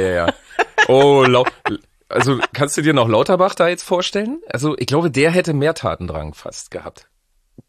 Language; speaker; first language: German; native; German